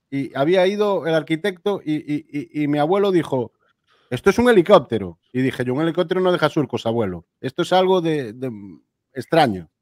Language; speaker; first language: Spanish; native; Spanish